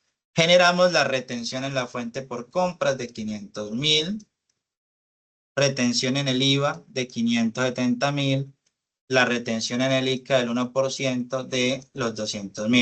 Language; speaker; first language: Spanish; native; Spanish